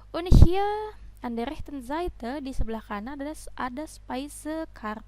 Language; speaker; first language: German; non-native, fluent; Indonesian